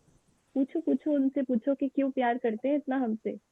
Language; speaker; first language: Hindi; native; Hindi